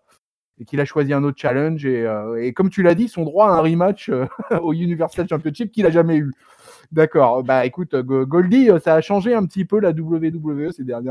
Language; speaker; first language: French; native; French